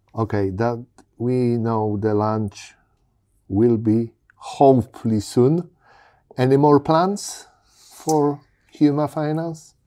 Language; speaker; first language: English; non-native, learner; Polish